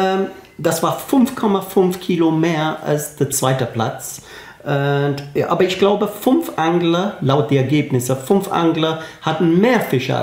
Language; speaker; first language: German; non-native, fluent; English